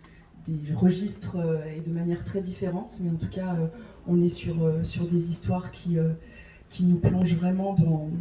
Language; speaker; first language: French; native; French